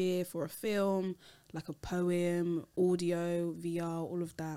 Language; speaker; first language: English; native; English